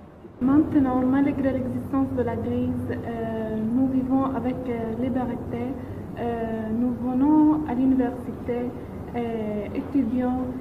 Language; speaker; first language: French; non-native, learner; Arabic